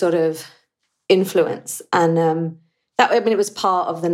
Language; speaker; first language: English; native; English